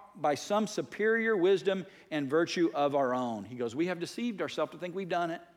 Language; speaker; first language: English; native; English